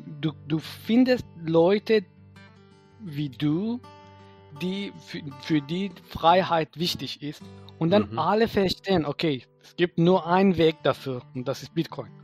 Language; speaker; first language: German; non-native, fluent; Persian